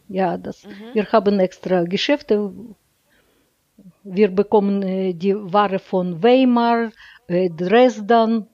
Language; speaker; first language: German; non-native, learner; Russian